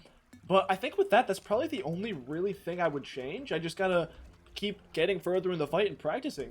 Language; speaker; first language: English; native; English